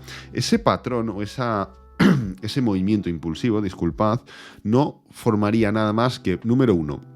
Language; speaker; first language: Spanish; native; Spanish